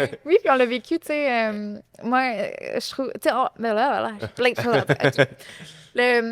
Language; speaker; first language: French; native; French